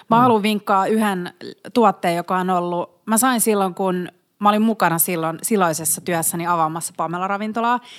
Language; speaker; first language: Finnish; native; Finnish